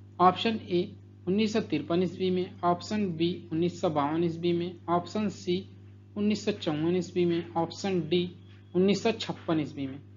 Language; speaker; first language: Hindi; native; Hindi